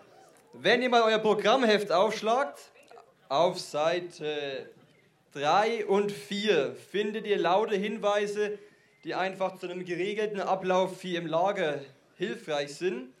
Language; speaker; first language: German; native; German